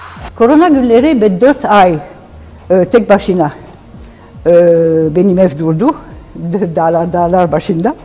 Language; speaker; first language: Turkish; non-native, learner; Dutch